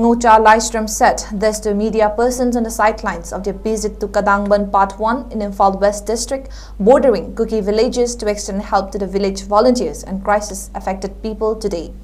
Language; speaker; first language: English; non-native, local second language; Manipuri